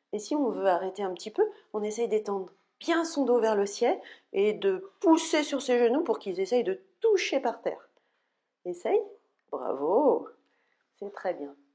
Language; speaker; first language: French; native; French